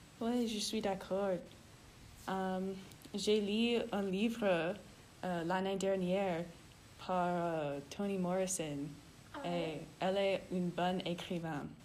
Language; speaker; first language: French; non-native, learner; English